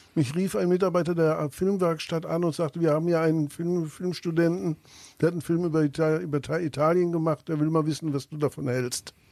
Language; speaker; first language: German; native; German